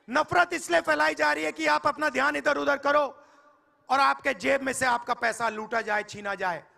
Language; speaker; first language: Hindi; native; Hindi